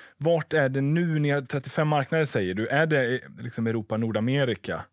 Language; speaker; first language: Swedish; native; Swedish